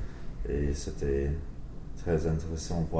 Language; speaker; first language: French; non-native, learner; English